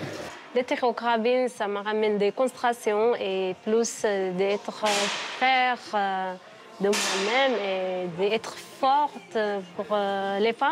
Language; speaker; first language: French; non-native, learner; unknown